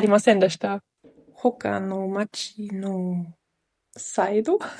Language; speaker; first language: Japanese; non-native, learner; Italian